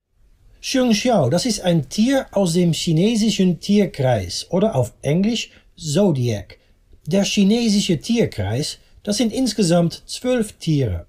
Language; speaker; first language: German; non-native, fluent; Dutch